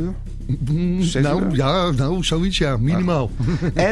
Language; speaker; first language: Dutch; native; Dutch